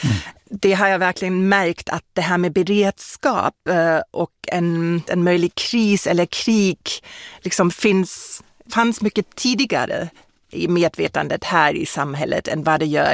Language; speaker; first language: Swedish; non-native, fluent; German